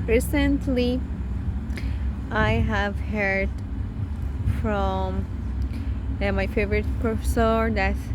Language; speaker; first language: English; non-native, learner; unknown